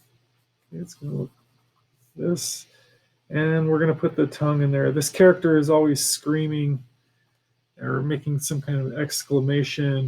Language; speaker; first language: English; native; English